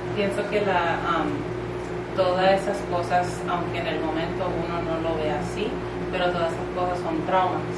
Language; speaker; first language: Spanish; early bilingual, heritage; Spanish